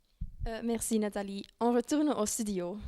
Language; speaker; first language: French; non-native, learner; Dutch